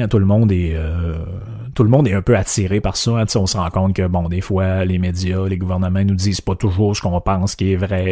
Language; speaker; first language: French; native; French